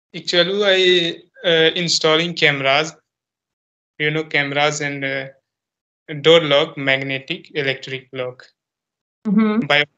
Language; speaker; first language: English; non-native, local second language; Hindi